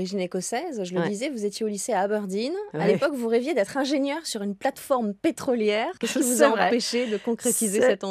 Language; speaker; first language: French; native; French